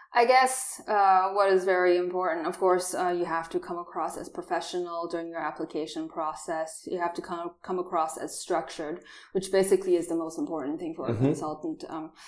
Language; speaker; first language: English; non-native, fluent; Chinese